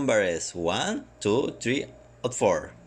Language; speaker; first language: English; non-native, learner; Spanish